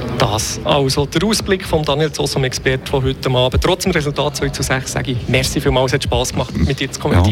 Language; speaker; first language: German; native; German